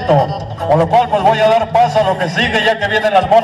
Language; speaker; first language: Spanish; native; Spanish